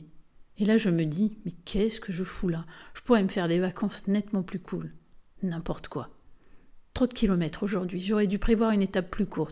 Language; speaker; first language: French; native; French